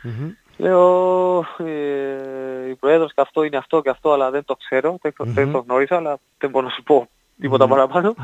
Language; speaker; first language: Greek; non-native, fluent; Spanish